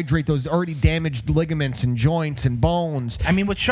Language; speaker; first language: English; native; English